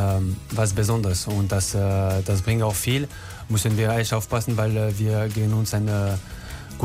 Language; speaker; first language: German; non-native, learner; French